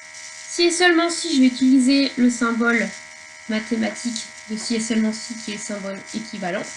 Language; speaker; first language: French; native; French